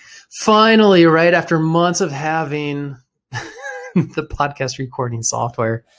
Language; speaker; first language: English; native; English